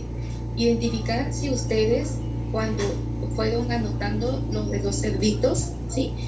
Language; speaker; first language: Spanish; native; Spanish